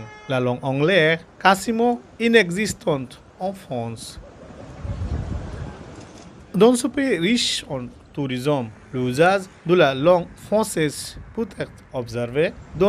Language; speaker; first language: French; non-native, learner; Bangla